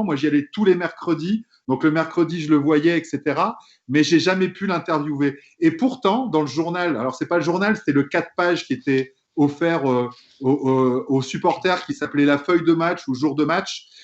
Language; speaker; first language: French; native; French